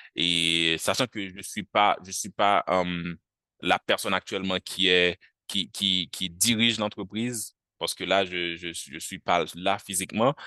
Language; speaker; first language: French; non-native, local second language; Haitian Creole